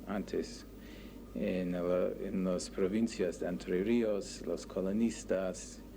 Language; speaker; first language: Spanish; non-native, learner; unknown